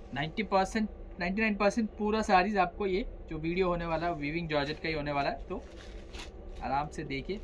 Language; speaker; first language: Hindi; non-native, local second language; Tamil